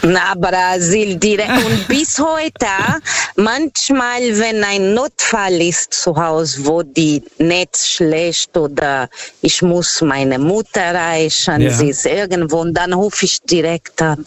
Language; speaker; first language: German; non-native, fluent; Portuguese